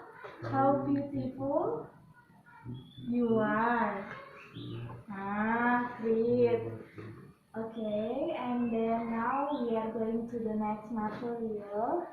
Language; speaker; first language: English; non-native, learner; Indonesian